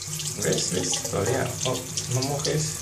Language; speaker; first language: Spanish; native; Spanish